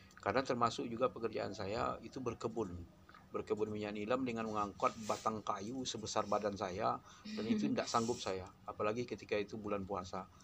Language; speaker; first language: Indonesian; non-native, local second language; Minangkabau